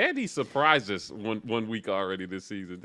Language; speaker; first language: English; native; English